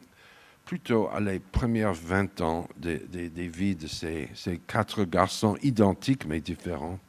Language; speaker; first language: French; non-native, fluent; English